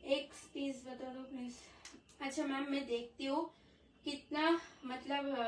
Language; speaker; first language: Hindi; non-native, local second language; Bangla